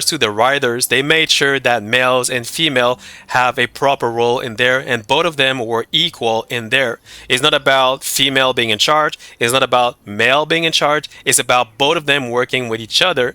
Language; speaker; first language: English; non-native, fluent; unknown